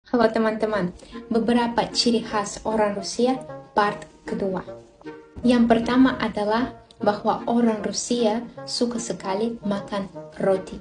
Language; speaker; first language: Indonesian; non-native, fluent; Russian